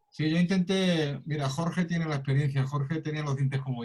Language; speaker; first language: Spanish; native; Spanish